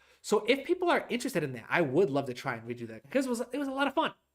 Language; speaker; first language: English; native; English